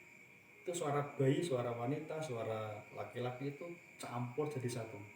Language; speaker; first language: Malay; non-native, local second language; Javanese